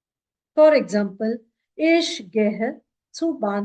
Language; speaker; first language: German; non-native, fluent; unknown